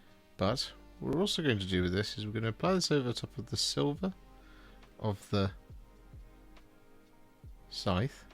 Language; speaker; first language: English; native; English